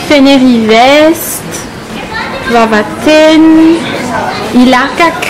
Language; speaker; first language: French; non-native, local second language; Malagasy